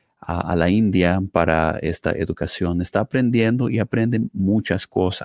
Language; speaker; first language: Spanish; non-native, fluent; English